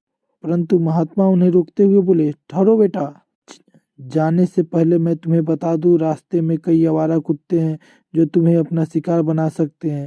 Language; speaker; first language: Hindi; native; Hindi